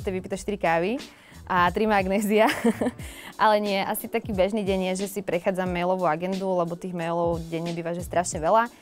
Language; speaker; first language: Slovak; native; Slovak